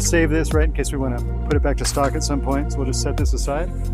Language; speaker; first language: English; native; English